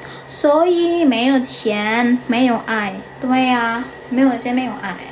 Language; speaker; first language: Chinese; non-native, learner; Indonesian